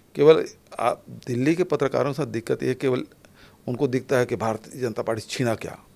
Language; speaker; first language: Hindi; native; Hindi